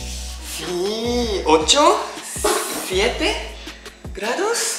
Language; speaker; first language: Spanish; non-native, learner; Japanese